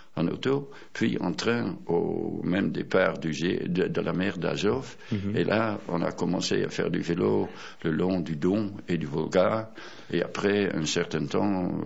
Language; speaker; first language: French; non-native, fluent; Dutch